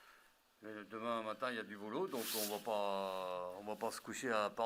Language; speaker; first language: French; native; French